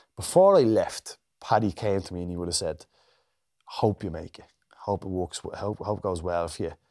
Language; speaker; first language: English; native; English